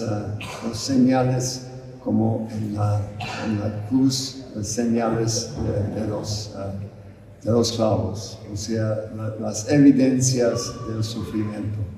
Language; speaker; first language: Spanish; non-native, fluent; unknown